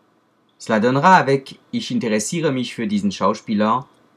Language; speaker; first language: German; non-native, fluent; French